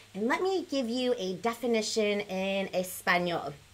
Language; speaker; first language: English; early bilingual, other home language; Spanish